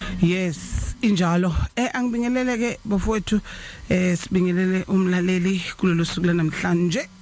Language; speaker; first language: Zulu; native; Zulu